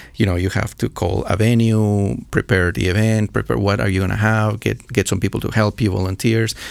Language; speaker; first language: English; non-native, fluent; Spanish